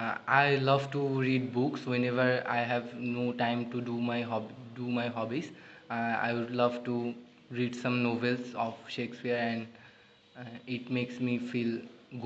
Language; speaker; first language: English; non-native, learner; Bangla